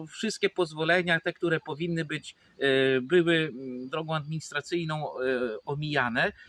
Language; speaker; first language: Polish; native; Polish